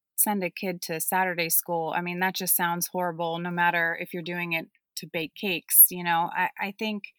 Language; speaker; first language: English; early bilingual, other home language; German